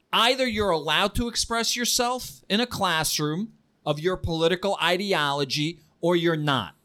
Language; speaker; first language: English; early bilingual, heritage; Ukrainian